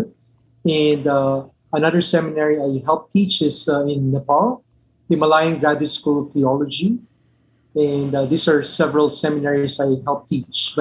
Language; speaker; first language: English; non-native, local second language; Min Nan Chinese